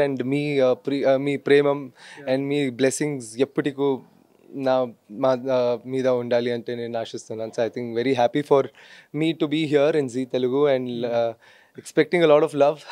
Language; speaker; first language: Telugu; non-native, local second language; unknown